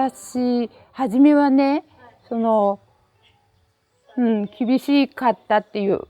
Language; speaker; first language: Japanese; native; Japanese